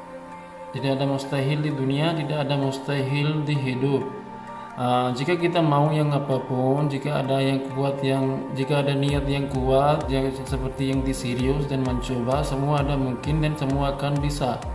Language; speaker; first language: Indonesian; non-native, learner; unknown